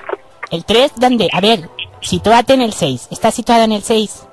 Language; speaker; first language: Spanish; native; Spanish